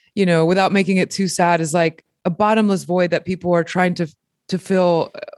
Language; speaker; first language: English; early bilingual, other home language; Spanish